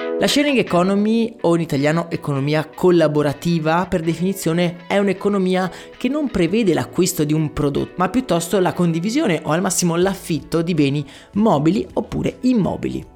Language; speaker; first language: Italian; native; Italian